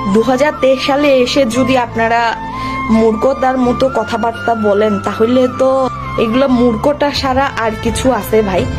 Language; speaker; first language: Bangla; non-native, local second language; Chakma